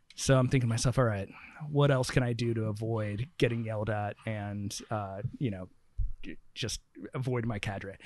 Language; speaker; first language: English; native; English